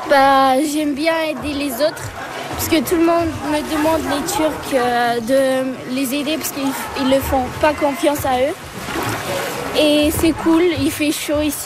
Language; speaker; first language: French; early bilingual, other home language; Turkish